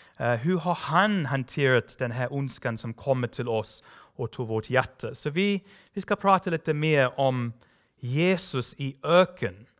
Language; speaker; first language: Swedish; non-native, fluent; English